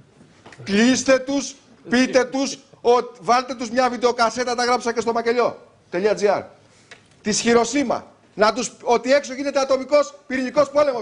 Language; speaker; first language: Greek; native; Greek